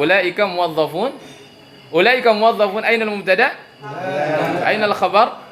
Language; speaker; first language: Arabic; non-native, fluent; Indonesian